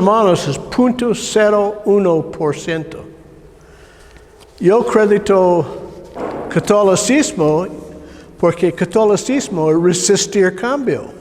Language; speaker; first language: Spanish; non-native, learner; English